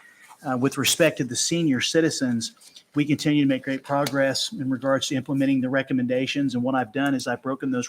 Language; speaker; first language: English; native; English